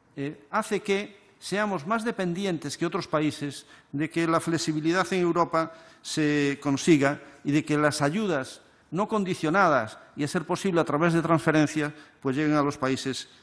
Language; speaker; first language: Spanish; native; Spanish